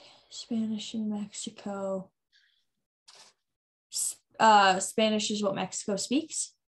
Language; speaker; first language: English; native; English